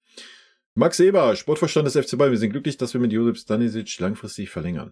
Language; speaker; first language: German; native; German